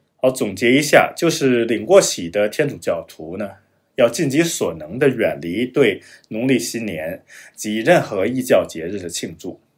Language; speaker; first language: Chinese; non-native, fluent; German